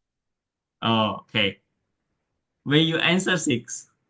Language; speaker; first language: English; non-native, learner; Indonesian